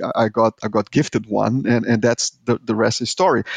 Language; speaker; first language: English; non-native, fluent; Portuguese